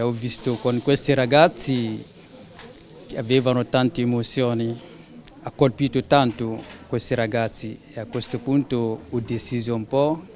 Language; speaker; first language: Italian; non-native, fluent; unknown